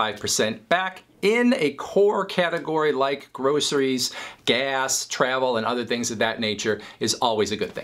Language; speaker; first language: English; native; English